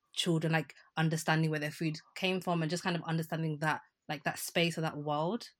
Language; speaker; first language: English; early bilingual, other home language; Yoruba